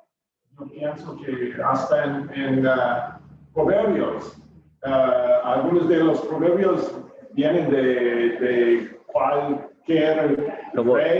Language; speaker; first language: Spanish; non-native, fluent; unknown